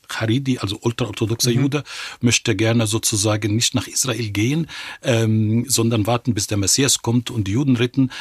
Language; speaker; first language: German; non-native, fluent; Arabic